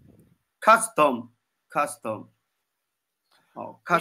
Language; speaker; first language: English; non-native, learner; Chinese